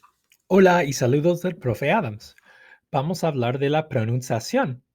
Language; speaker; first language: Spanish; non-native, fluent; English